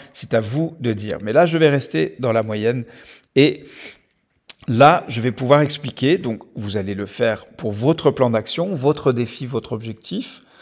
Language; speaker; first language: French; native; French